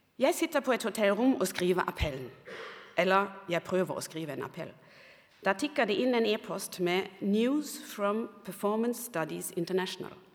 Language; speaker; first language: Norwegian; non-native, fluent; German